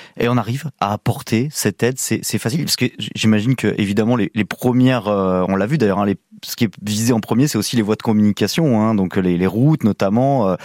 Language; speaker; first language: French; native; French